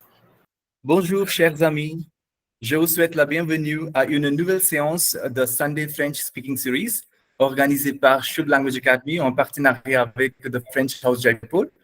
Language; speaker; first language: French; non-native, fluent; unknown